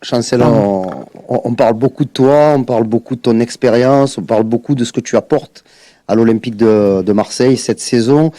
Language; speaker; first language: French; native; French